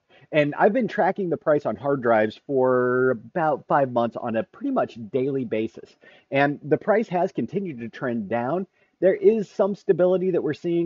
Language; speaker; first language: English; native; English